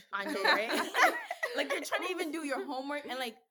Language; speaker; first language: English; native; English